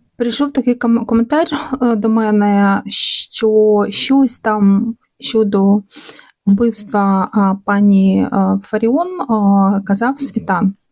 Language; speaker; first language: Ukrainian; non-native, local second language; Russian